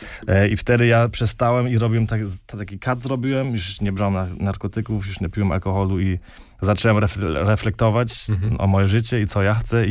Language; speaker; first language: Polish; early bilingual, heritage; Polish